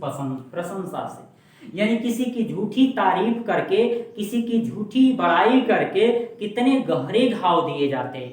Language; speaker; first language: Hindi; native; Hindi